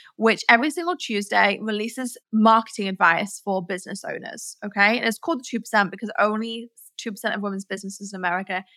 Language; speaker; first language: English; native; English